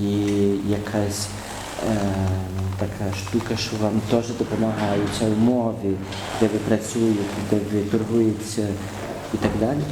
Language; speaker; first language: Ukrainian; early bilingual, heritage; Ukrainian